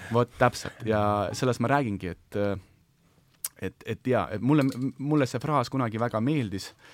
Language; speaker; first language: Estonian; non-native, local second language; Russian